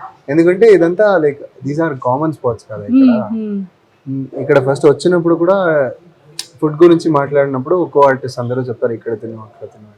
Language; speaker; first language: Telugu; non-native, fluent; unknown